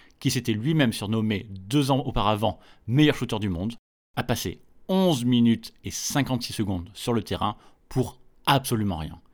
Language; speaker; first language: French; native; French